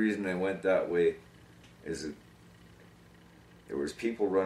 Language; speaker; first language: English; native; English